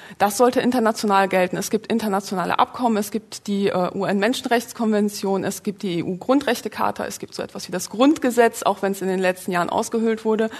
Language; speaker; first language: German; early bilingual, other home language; Polish